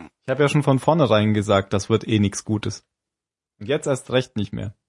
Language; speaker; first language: German; native; German